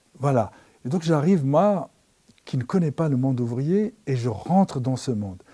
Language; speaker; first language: French; non-native, local second language; Arabic